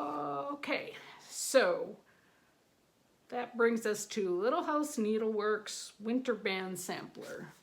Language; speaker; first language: English; native; English